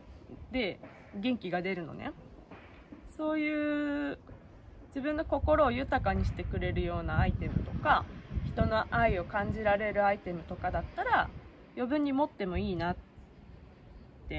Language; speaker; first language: Japanese; native; Japanese